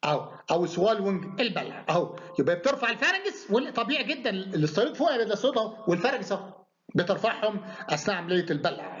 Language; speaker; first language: Arabic; native; Arabic